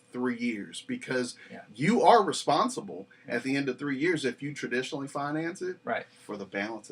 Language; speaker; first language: English; native; English